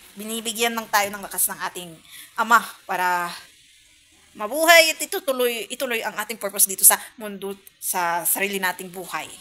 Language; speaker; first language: Filipino; non-native, local second language; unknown